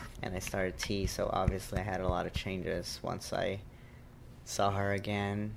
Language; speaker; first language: English; non-native, fluent; Portuguese